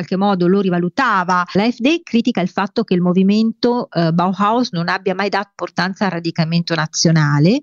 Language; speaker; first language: Italian; native; Italian